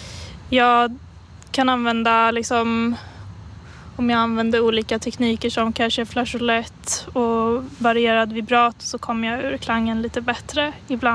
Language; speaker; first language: Swedish; native; Swedish